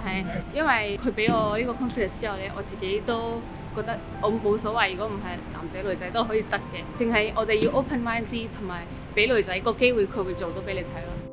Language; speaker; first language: Cantonese; early bilingual, other home language; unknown